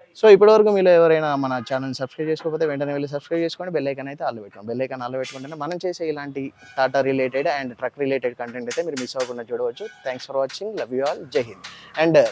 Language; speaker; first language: Telugu; native; Telugu